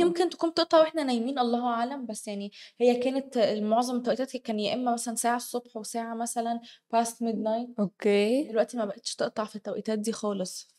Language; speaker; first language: Arabic; native; Arabic